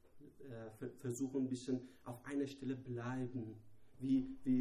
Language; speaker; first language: German; non-native, learner; Persian